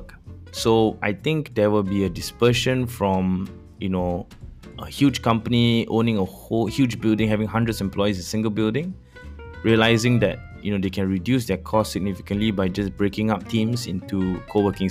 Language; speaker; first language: English; non-native, local second language; Malay